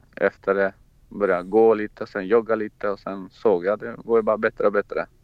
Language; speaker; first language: Swedish; non-native, fluent; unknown